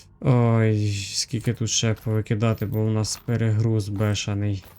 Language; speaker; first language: Ukrainian; native; Ukrainian